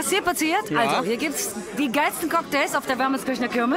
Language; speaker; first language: German; native; German